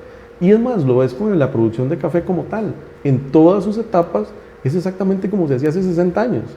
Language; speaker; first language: Spanish; native; Spanish